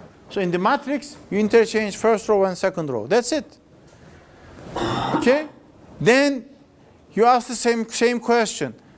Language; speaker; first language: English; non-native, fluent; Turkish